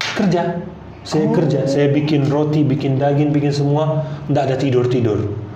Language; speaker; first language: Indonesian; non-native, fluent; Arabic